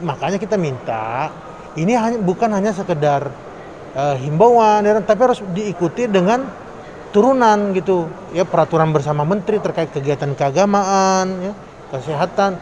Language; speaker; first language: Indonesian; native; Indonesian